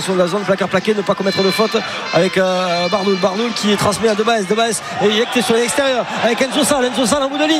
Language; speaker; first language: French; native; French